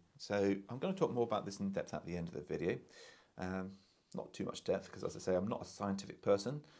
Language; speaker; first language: English; native; English